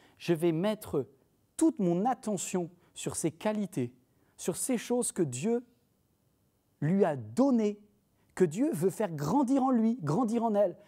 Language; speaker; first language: French; native; French